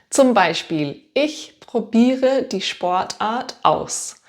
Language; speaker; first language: German; non-native, fluent; English